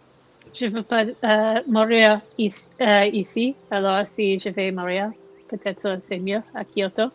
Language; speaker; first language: French; non-native, learner; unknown